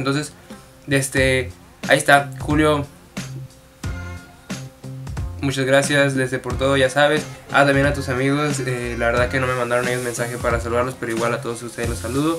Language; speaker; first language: Spanish; native; Spanish